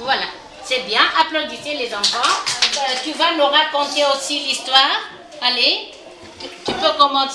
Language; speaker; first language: French; non-native, local second language; Arabic